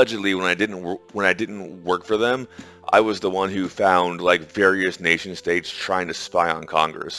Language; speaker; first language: English; native; English